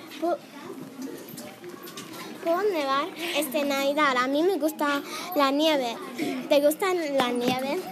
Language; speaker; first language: Spanish; non-native, learner; English